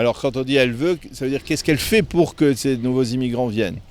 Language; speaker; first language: French; native; French